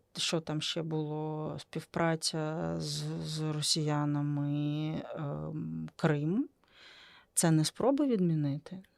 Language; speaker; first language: Ukrainian; native; Ukrainian